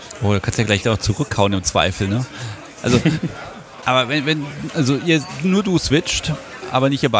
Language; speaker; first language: German; native; German